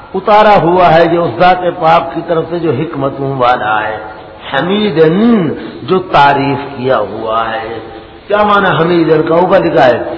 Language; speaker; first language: Urdu; non-native, local second language; Punjabi